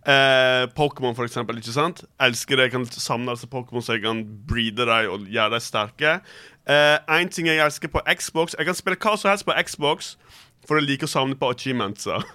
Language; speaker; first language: Norwegian; early bilingual, other home language; Turkish